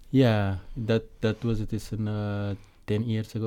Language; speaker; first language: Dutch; non-native, learner; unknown